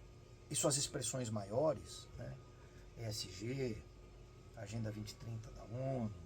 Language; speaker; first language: Portuguese; native; Portuguese